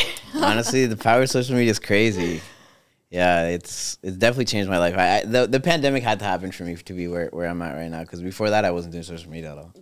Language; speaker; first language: English; early bilingual, other home language; Spanish